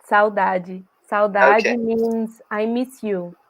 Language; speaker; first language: English; non-native, learner; Portuguese